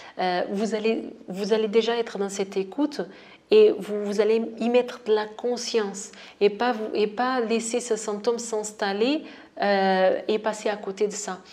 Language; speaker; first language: French; non-native, fluent; Portuguese